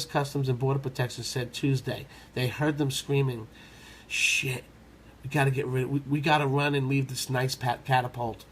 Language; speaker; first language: English; native; English